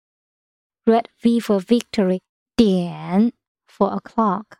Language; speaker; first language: English; non-native, fluent; Chinese